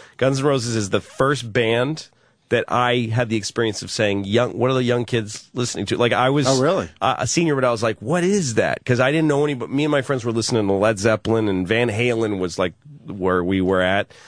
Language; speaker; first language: English; native; English